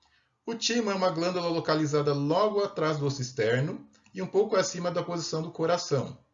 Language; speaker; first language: Portuguese; native; Portuguese